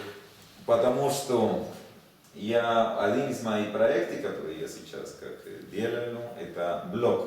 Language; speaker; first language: Russian; non-native, learner; Spanish